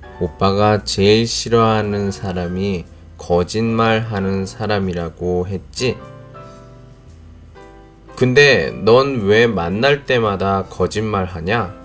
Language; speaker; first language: Korean; non-native, fluent; Chinese